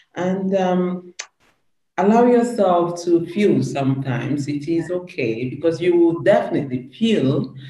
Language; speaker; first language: English; non-native, local second language; Igbo